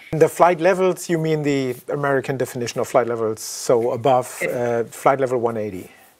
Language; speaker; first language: English; non-native, fluent; German